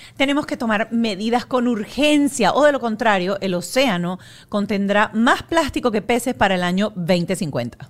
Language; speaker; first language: Spanish; native; Spanish